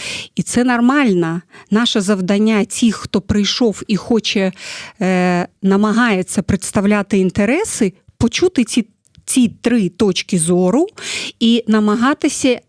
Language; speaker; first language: Ukrainian; non-native, fluent; Russian